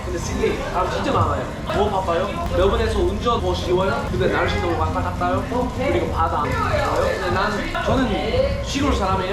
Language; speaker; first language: Korean; non-native, learner; English